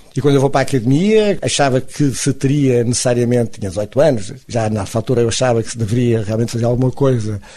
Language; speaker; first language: Portuguese; native; Portuguese